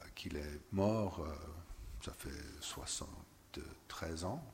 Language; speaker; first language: French; non-native, fluent; English